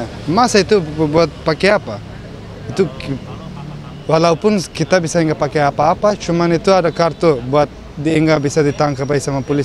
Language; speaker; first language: Indonesian; non-native, fluent; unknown